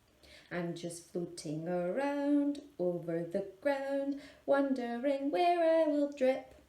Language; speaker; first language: English; native; English